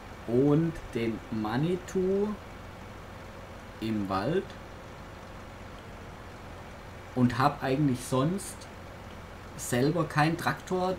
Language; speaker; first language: German; native; German